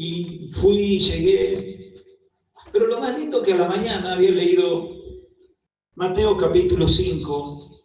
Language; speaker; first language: Spanish; native; Spanish